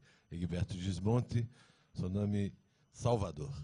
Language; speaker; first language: Italian; non-native, learner; Portuguese